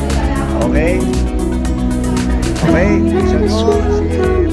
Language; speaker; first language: Filipino; native; Filipino